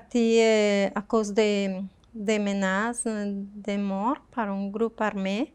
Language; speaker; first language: French; non-native, fluent; Spanish